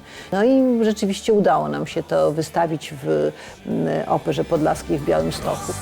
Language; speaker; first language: Polish; native; Polish